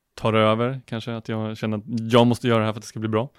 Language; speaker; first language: Swedish; native; Swedish